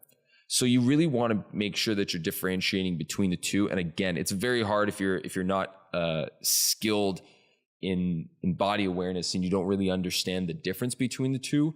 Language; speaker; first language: English; native; English